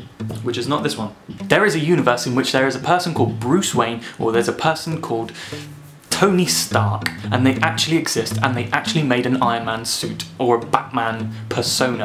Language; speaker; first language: English; native; English